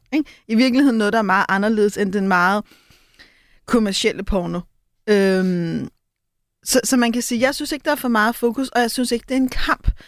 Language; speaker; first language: Danish; native; Danish